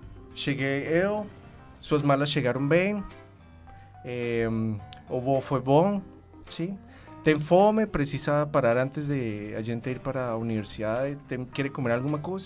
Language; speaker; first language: Portuguese; non-native, fluent; Spanish